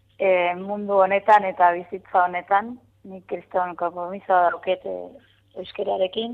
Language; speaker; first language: Basque; non-native, fluent; Spanish